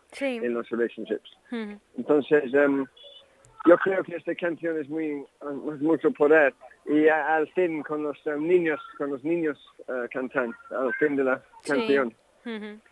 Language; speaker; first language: Spanish; non-native, learner; English